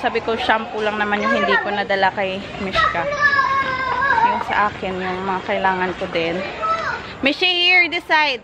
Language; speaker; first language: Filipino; non-native, local second language; Hiligaynon